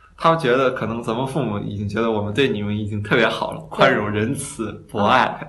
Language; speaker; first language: Chinese; native; Chinese